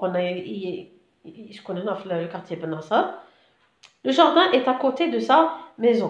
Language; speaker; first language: French; non-native, local second language; Arabic